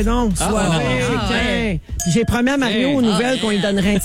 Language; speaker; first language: French; native; French